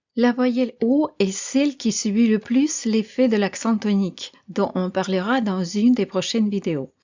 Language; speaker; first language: French; non-native, fluent; Russian